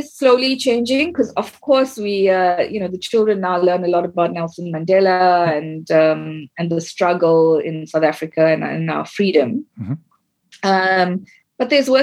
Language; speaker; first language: English; native; English